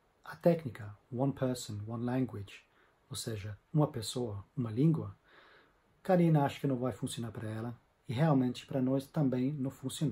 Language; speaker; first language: Portuguese; non-native, fluent; English